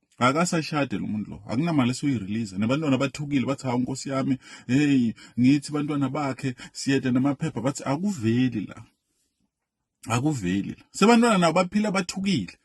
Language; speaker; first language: Zulu; non-native, local second language; Swati